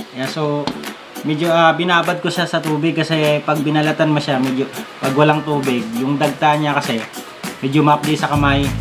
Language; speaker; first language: Filipino; non-native, local second language; Cebuano